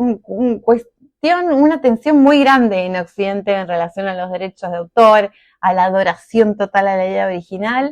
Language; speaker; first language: Spanish; native; Spanish